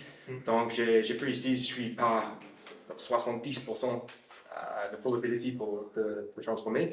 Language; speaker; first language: French; non-native, learner; English